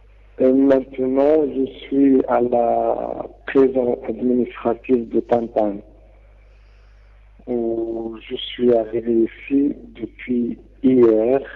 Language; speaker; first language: French; non-native, local second language; Arabic